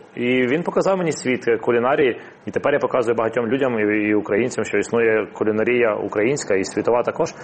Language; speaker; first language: Ukrainian; non-native, local second language; Russian